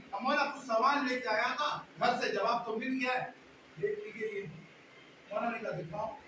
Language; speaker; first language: Urdu; native; Urdu